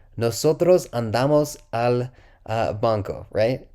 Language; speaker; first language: Spanish; non-native, learner; English